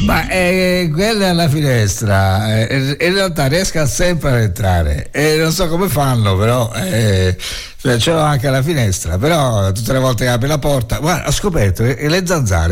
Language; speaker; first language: Italian; native; Italian